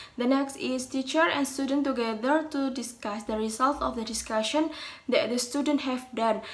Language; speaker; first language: English; non-native, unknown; Indonesian